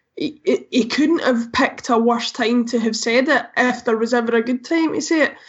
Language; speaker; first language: English; native; English